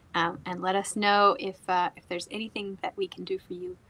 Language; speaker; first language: English; native; English